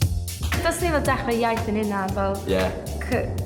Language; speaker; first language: Welsh; non-native, local second language; English